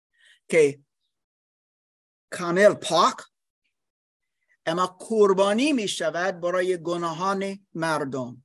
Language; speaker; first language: Persian; non-native, fluent; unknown